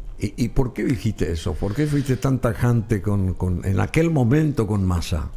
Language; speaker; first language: Spanish; native; Spanish